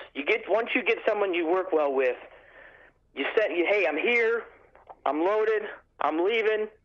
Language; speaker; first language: English; native; English